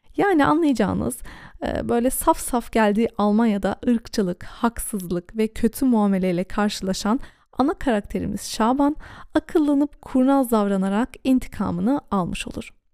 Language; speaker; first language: Turkish; early bilingual, heritage; Turkish